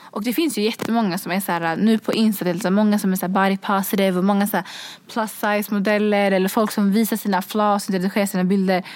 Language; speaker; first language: Swedish; early bilingual, other home language; Kurdish